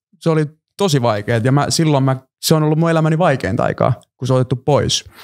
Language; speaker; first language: Finnish; early bilingual, other home language; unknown